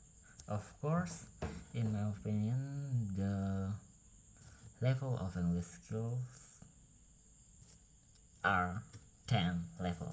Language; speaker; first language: English; non-native, learner; Indonesian